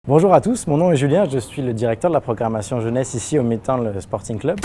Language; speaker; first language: French; native; French